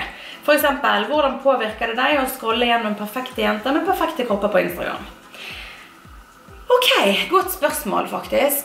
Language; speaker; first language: Norwegian; native; Norwegian